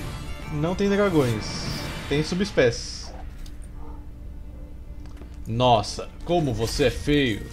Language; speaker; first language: Portuguese; native; Portuguese